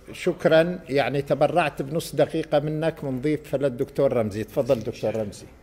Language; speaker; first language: Arabic; native; Arabic